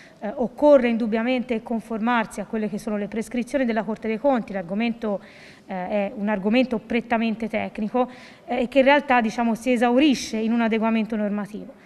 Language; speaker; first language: Italian; native; Italian